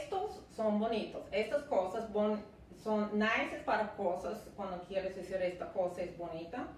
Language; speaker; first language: Spanish; non-native, fluent; English